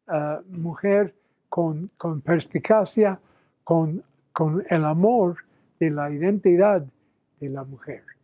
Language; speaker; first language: Spanish; non-native, fluent; English